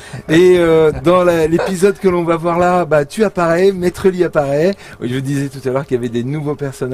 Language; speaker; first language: French; native; French